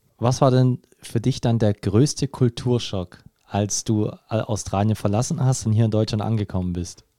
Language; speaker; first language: German; native; German